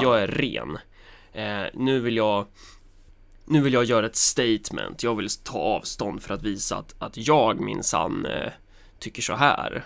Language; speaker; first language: Swedish; native; Swedish